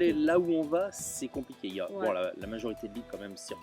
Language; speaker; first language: French; native; French